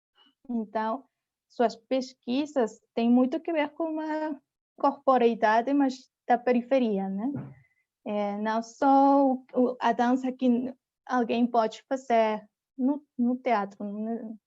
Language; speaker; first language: Portuguese; non-native, fluent; Spanish